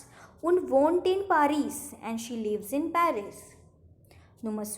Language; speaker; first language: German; non-native, fluent; Marathi